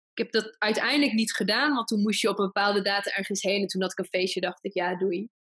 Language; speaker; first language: Dutch; early bilingual, other home language; Persian